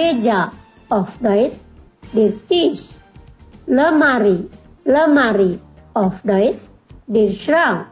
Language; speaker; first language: German; non-native, fluent; Indonesian